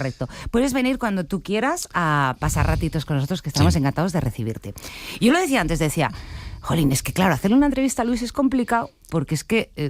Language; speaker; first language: Spanish; native; Spanish